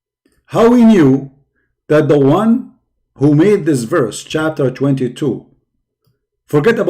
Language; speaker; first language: English; non-native, fluent; Arabic